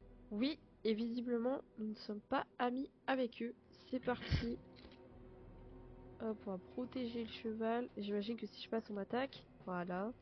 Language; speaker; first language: French; native; French